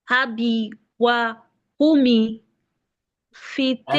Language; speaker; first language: Arabic; non-native, learner; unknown